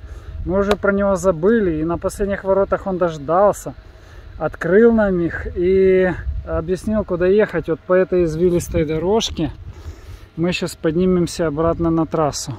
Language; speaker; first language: Russian; native; Russian